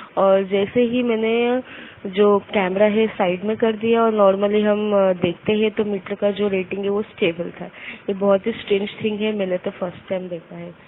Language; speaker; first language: Hindi; native; Hindi